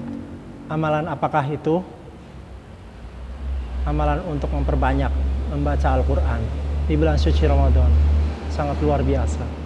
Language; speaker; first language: Indonesian; native; Indonesian